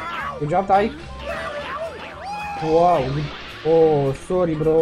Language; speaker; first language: English; non-native, learner; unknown